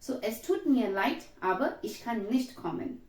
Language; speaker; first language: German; non-native, learner; Hindi